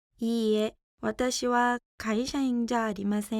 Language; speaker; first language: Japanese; non-native, learner; Korean